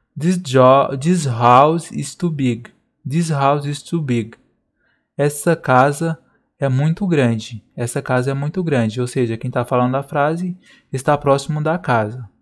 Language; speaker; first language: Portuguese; native; Portuguese